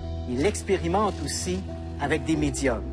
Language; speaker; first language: French; native; French